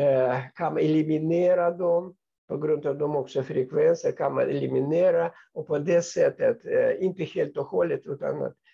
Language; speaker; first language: Swedish; non-native, fluent; Russian